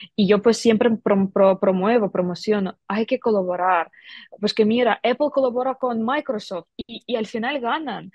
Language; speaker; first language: Spanish; non-native, fluent; Ukrainian